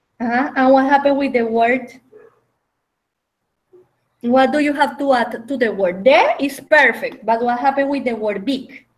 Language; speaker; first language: English; non-native, fluent; Spanish